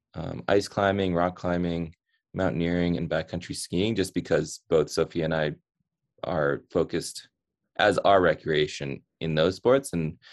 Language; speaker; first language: English; early bilingual, other home language; Hindi